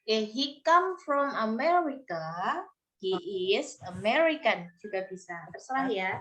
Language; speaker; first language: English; non-native, learner; Indonesian